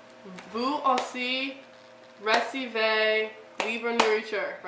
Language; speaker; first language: French; non-native, learner; English